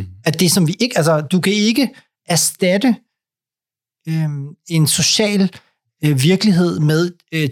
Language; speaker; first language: Danish; native; Danish